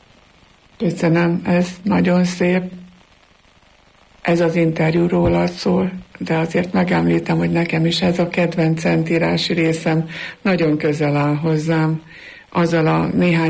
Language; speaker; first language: Hungarian; native; Hungarian